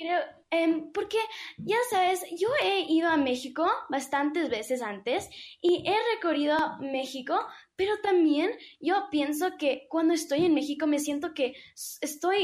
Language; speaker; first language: Spanish; early bilingual, heritage; English